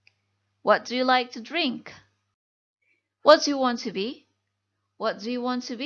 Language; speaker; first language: English; non-native, fluent; Indonesian